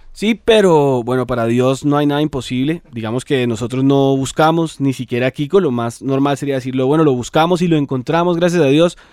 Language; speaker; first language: Spanish; native; Spanish